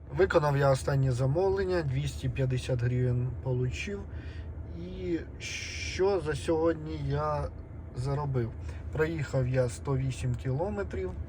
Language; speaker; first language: Ukrainian; non-native, local second language; Russian